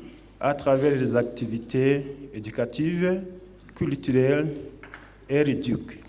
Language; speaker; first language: French; non-native, local second language; Kinyarwanda